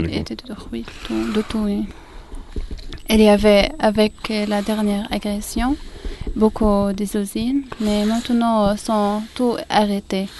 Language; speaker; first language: French; non-native, learner; Arabic